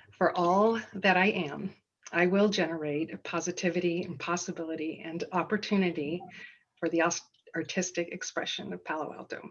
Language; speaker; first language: English; non-native, fluent; Danish